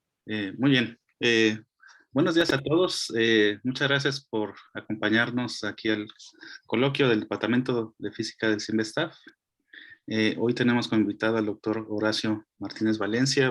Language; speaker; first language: Spanish; native; Spanish